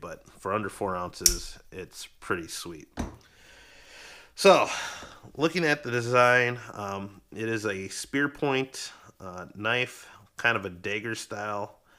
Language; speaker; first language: English; native; English